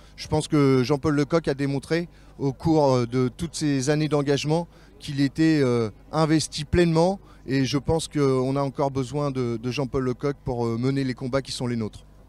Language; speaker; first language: French; native; French